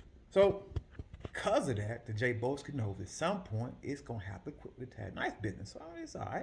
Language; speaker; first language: English; native; English